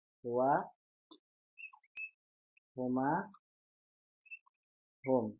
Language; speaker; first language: Arabic; non-native, fluent; Indonesian